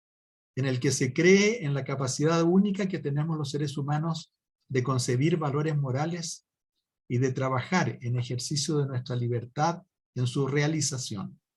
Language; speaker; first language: Spanish; native; Spanish